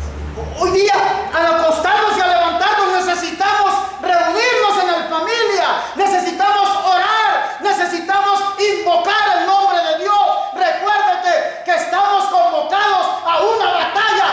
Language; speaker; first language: Spanish; native; Spanish